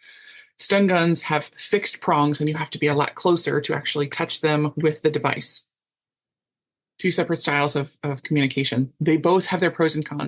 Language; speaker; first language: English; native; English